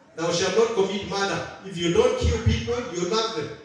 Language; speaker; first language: English; non-native, local second language; Swahili